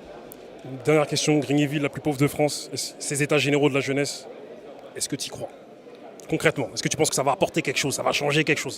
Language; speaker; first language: French; native; French